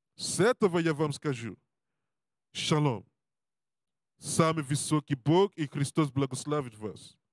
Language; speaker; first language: Russian; non-native, learner; English